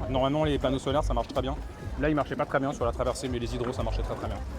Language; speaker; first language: French; native; French